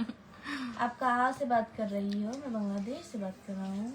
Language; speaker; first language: Hindi; non-native, learner; Bangla